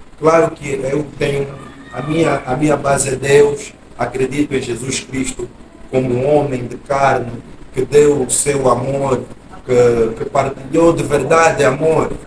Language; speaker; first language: Portuguese; native; Portuguese